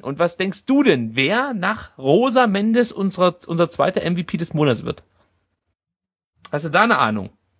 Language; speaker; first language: German; native; German